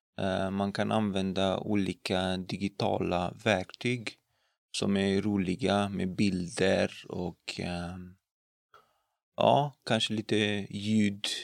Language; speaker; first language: Swedish; non-native, fluent; Romanian